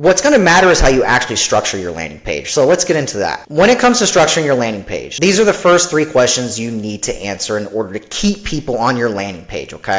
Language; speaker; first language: English; native; English